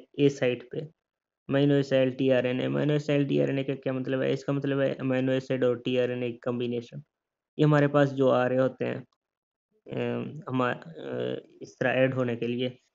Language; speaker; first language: Hindi; native; Hindi